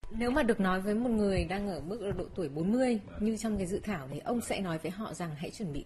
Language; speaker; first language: Vietnamese; native; Vietnamese